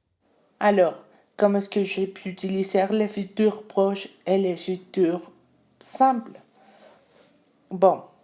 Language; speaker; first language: French; non-native, learner; Spanish